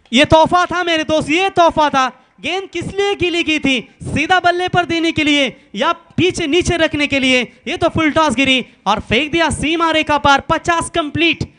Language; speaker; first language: Hindi; non-native, local second language; Marathi